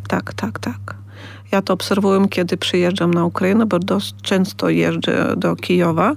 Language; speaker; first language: Polish; non-native, fluent; Ukrainian